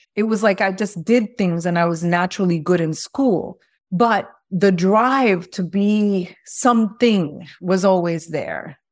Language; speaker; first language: English; early bilingual, other home language; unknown